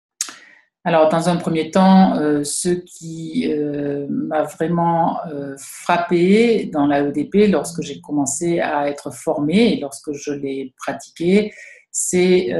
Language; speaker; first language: French; native; French